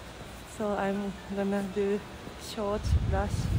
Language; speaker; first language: English; non-native, fluent; Japanese